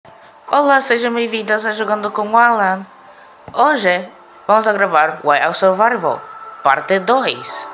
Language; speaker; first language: Portuguese; non-native, learner; Spanish